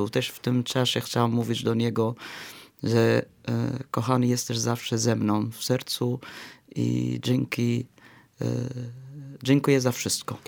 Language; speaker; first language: Polish; non-native, fluent; Arabic